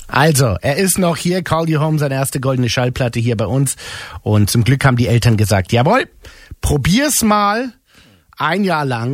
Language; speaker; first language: German; native; German